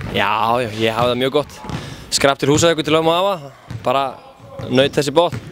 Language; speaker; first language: Icelandic; native; Icelandic